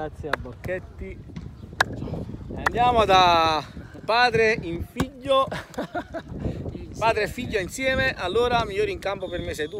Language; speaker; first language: Italian; native; Italian